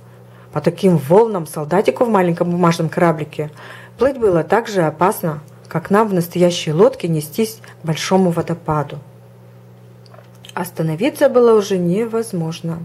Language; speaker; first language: Russian; native; Russian